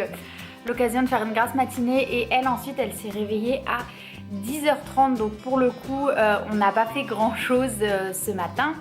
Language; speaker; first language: French; native; French